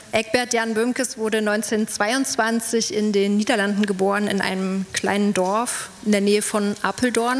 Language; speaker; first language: German; native; German